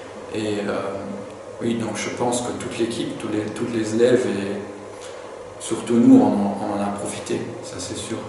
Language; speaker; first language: French; non-native, fluent; German